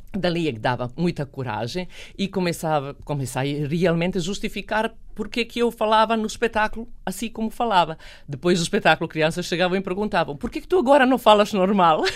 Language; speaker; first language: Portuguese; non-native, fluent; Serbian